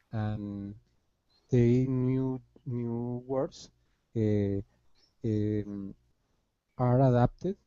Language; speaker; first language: English; non-native, learner; Spanish